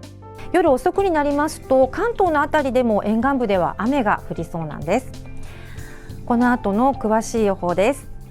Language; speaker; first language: Japanese; native; Japanese